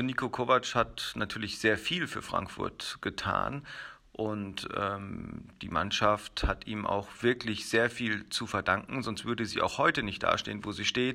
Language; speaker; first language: German; native; German